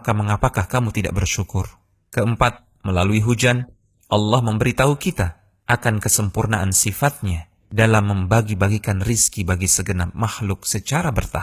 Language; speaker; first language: Indonesian; native; Indonesian